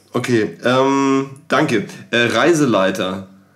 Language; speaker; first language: German; native; German